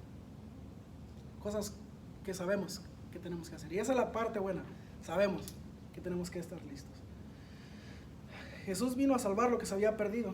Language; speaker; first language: Spanish; native; Spanish